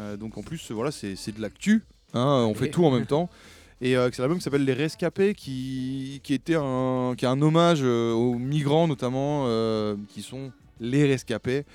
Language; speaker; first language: French; native; French